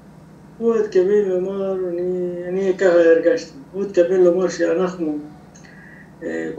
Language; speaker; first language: Hebrew; non-native, local second language; Arabic